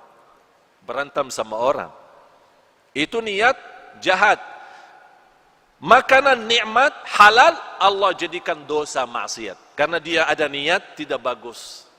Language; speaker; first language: Indonesian; non-native, fluent; Arabic